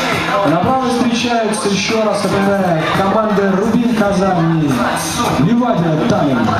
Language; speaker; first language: Russian; native; Russian